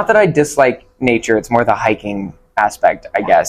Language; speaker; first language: English; native; English